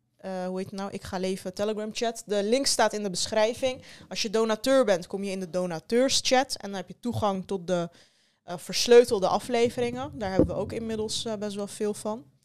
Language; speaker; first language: Dutch; early bilingual, other home language; Turkish